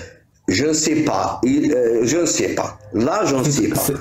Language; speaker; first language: French; non-native, local second language; Arabic